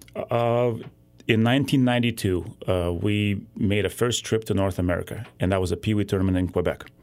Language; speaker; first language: English; non-native, fluent; Lithuanian